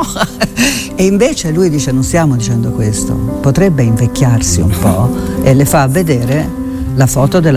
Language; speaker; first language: Italian; native; Italian